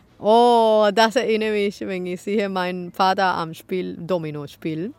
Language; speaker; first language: German; non-native, fluent; Spanish